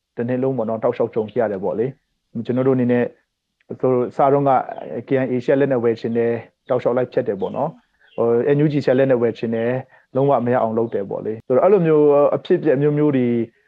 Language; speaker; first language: Burmese; non-native, local second language; Hakha Chin